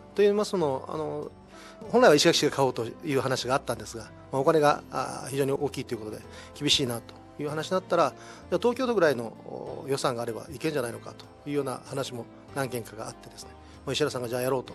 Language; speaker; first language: Japanese; native; Japanese